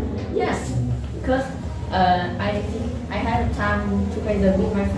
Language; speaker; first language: English; non-native, learner; Vietnamese